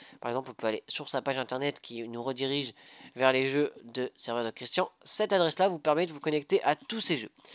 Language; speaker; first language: French; native; French